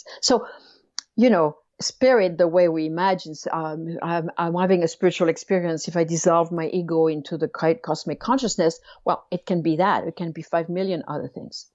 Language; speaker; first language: English; non-native, fluent; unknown